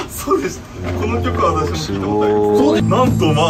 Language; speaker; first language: Japanese; non-native, learner; Korean